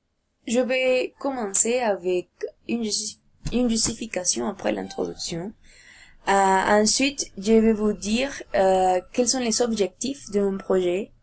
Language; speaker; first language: French; non-native, learner; Spanish